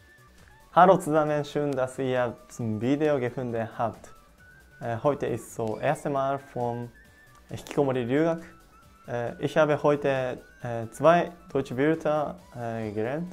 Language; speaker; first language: German; non-native, learner; Japanese